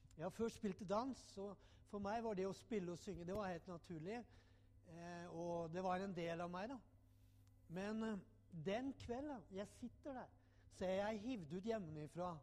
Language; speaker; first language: Norwegian; native; Norwegian